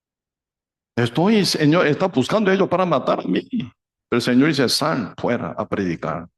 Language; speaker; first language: Spanish; non-native, fluent; Korean